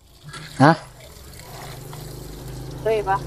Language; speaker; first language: Chinese; non-native, fluent; Vietnamese